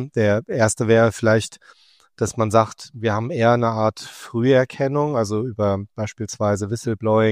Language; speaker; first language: German; native; German